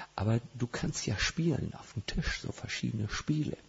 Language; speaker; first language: German; native; German